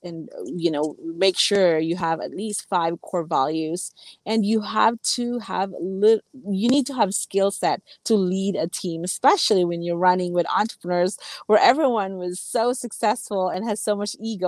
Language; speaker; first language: English; non-native, local second language; Cebuano